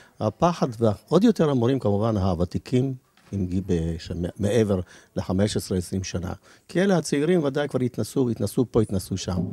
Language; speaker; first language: Hebrew; native; Hebrew